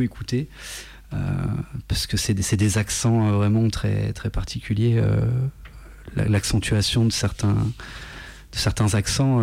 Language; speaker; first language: French; native; French